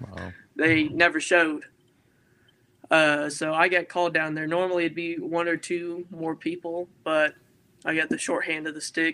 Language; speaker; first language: English; native; English